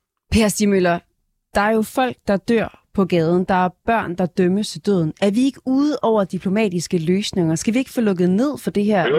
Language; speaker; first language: Danish; native; Danish